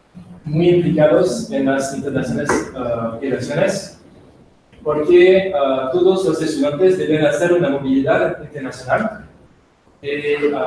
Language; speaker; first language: Spanish; non-native, learner; French